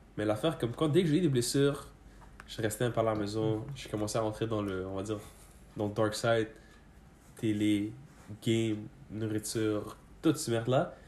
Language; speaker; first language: French; early bilingual, other home language; Persian